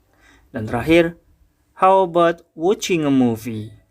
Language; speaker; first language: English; non-native, fluent; Indonesian